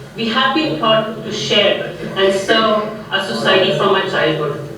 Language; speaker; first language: English; non-native, local second language; Punjabi